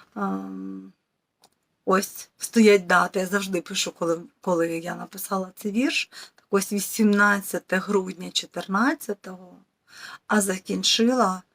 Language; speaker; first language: Ukrainian; native; Ukrainian